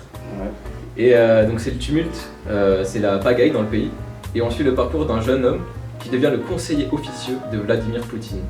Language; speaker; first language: French; native; French